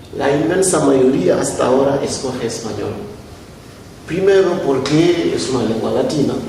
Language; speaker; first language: Spanish; non-native, fluent; Wolof